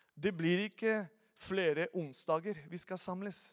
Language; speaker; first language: Norwegian; non-native, fluent; Spanish